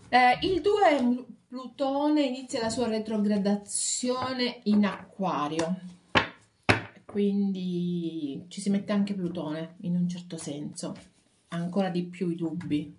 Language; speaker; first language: Italian; native; Italian